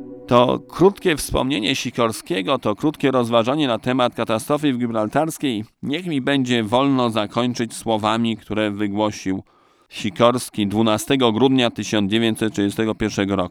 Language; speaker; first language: Polish; native; Polish